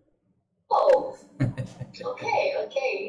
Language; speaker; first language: English; non-native, learner; Thai